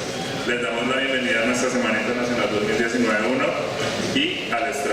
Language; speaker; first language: Spanish; native; Spanish